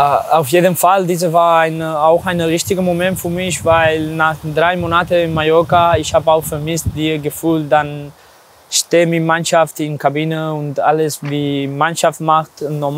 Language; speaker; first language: German; non-native, learner; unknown